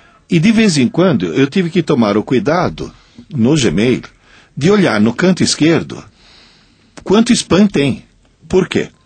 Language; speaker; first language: Portuguese; non-native, fluent; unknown